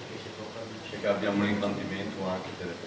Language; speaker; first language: Italian; native; Italian